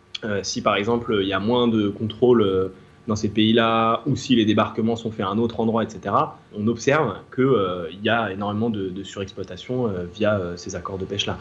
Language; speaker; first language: French; native; French